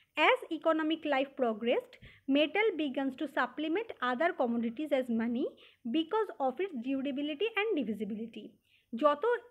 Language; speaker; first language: English; non-native, local second language; Bangla